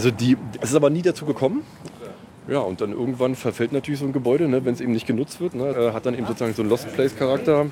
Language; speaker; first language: German; native; German